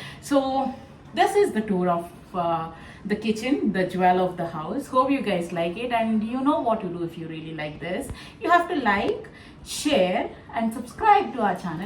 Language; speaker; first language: English; non-native, local second language; Telugu